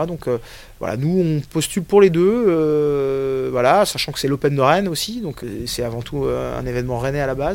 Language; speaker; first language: French; native; French